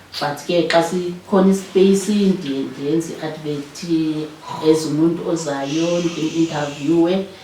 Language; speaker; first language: Zulu; non-native, local second language; Xhosa